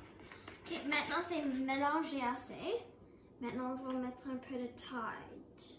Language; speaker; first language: French; non-native, local second language; English